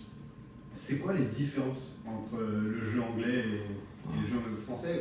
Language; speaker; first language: French; native; French